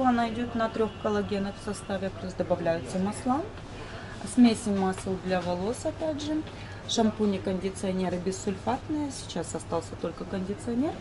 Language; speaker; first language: Russian; native; Russian